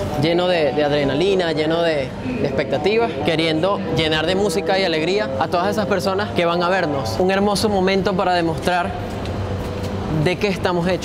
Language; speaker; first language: Spanish; native; Spanish